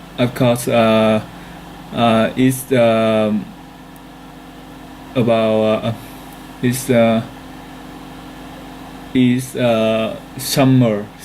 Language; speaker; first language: English; non-native, learner; Vietnamese